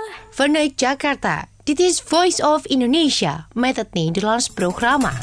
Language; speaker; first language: Dutch; non-native, fluent; Indonesian